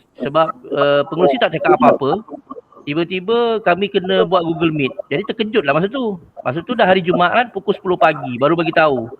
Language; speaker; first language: Malay; native; Malay